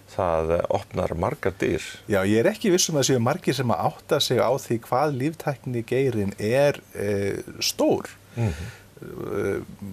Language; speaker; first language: Icelandic; native; Icelandic